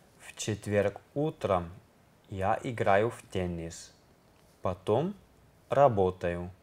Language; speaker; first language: Russian; non-native, learner; Italian